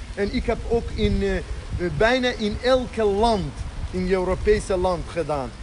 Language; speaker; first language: Dutch; non-native, fluent; Azerbaijani